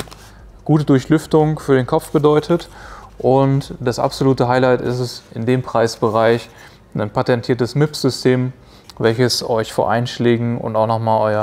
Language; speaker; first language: German; native; German